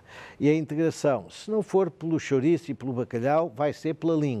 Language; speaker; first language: Portuguese; native; Portuguese